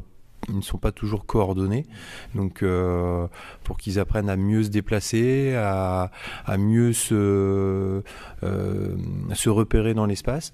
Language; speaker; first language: French; native; French